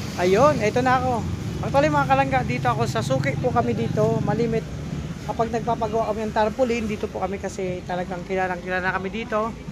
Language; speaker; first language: Filipino; non-native, local second language; Bikol